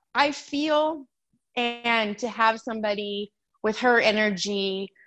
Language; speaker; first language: English; native; English